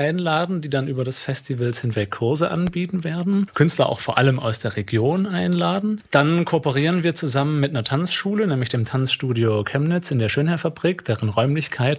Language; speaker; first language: German; native; German